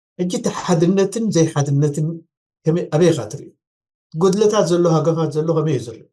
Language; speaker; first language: Tigrinya; non-native, local second language; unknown